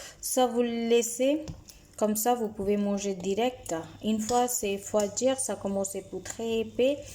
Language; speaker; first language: French; non-native, learner; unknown